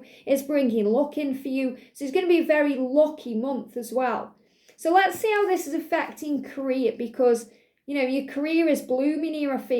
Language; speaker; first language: English; native; English